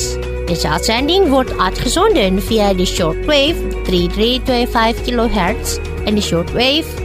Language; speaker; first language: Dutch; non-native, fluent; Indonesian